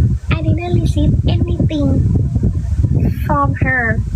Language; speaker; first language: English; non-native, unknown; Thai